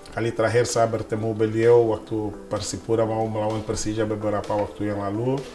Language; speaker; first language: Indonesian; non-native, fluent; Portuguese